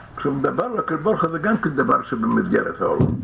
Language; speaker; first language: Hebrew; non-native, fluent; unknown